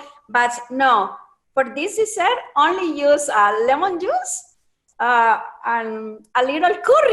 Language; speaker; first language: English; non-native, learner; Spanish